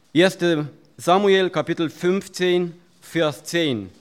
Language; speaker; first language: German; non-native, fluent; Russian